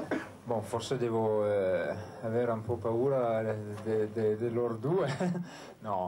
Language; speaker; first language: Italian; non-native, fluent; Danish